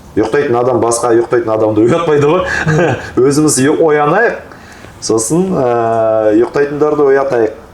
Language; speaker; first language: Kazakh; early bilingual, heritage; Kazakh